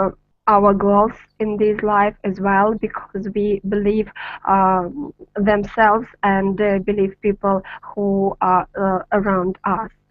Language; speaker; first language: English; non-native, learner; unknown